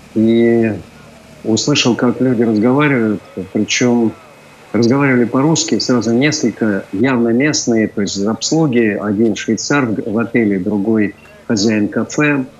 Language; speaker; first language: Russian; native; Russian